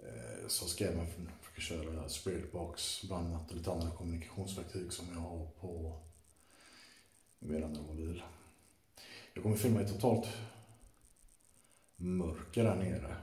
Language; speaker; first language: Swedish; native; Swedish